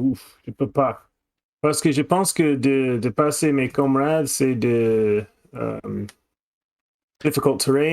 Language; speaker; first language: French; non-native, fluent; English